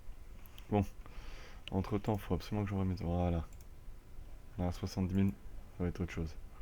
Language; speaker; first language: French; native; French